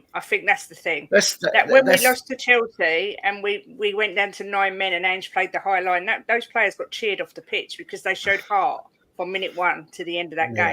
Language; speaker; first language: English; native; English